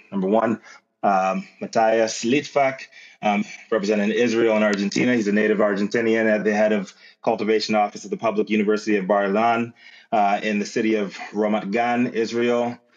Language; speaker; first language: English; native; English